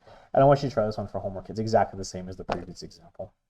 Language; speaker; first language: English; native; English